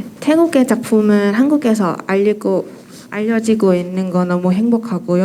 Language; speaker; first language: Korean; non-native, fluent; Thai